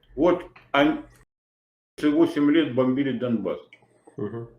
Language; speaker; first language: Russian; native; Russian